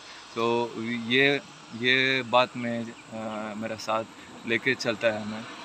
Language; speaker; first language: Hindi; non-native, local second language; Malayalam